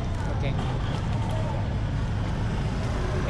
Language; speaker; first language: English; non-native, learner; Filipino